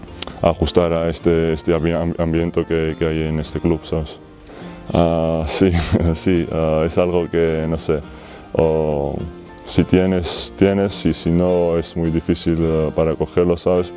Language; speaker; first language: Spanish; non-native, fluent; Georgian